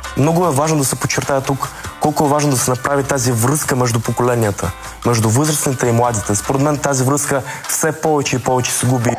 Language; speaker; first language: Bulgarian; early bilingual, other home language; Russian